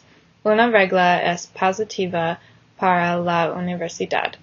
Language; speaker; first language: Spanish; non-native, learner; English